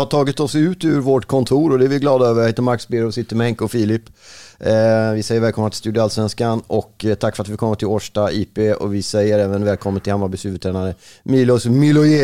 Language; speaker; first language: Swedish; native; Swedish